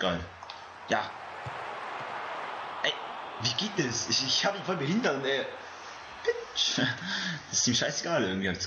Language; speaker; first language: German; native; German